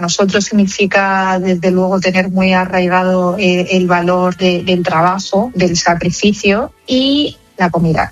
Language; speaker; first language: Spanish; native; Spanish